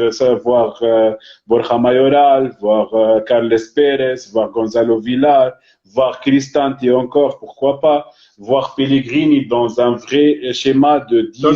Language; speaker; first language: French; non-native, fluent; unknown